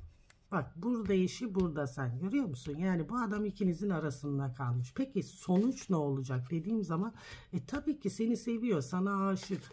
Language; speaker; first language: Turkish; early bilingual, heritage; Turkish